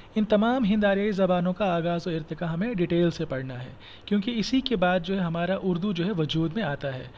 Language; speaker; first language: Hindi; non-native, local second language; Kashmiri